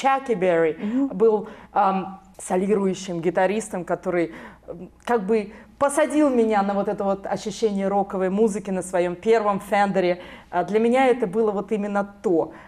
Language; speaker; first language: Russian; non-native, local second language; Belarusian